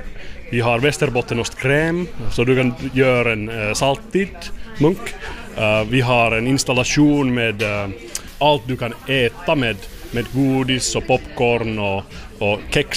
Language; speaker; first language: Swedish; non-native, learner; Finnish